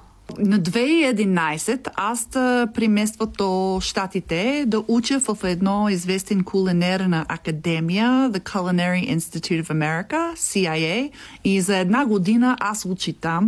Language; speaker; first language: Bulgarian; non-native, learner; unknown